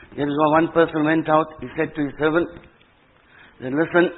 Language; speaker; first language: English; native; English